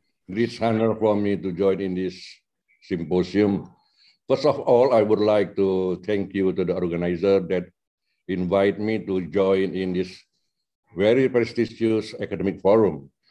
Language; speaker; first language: English; non-native, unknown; Indonesian